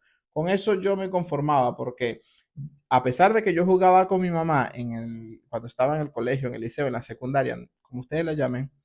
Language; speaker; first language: Spanish; native; Spanish